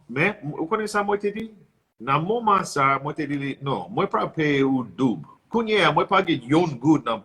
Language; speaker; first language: Haitian Creole; non-native, learner; English